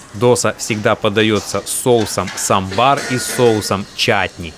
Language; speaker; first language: Russian; native; Russian